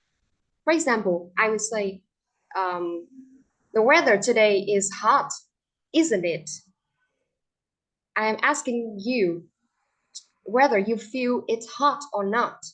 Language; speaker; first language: English; non-native, fluent; Vietnamese